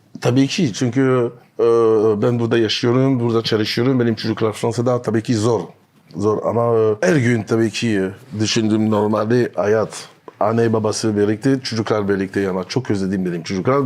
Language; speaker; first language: Turkish; non-native, learner; French